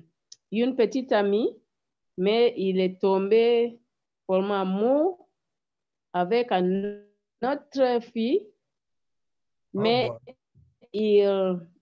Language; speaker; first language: French; non-native, learner; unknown